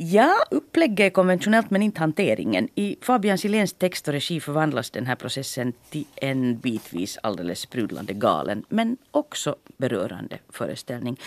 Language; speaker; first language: Swedish; native; Swedish